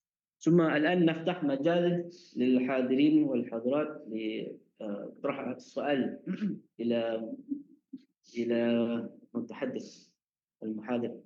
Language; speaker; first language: Arabic; non-native, learner; Malay